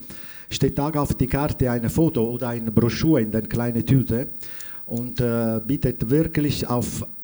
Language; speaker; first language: German; non-native, fluent; Italian